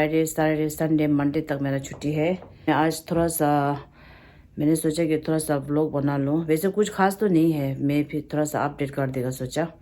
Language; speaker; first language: Hindi; non-native, local second language; Tibetan